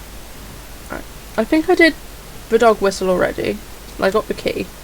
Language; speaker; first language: English; native; English